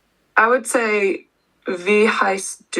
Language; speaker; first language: German; non-native, learner; English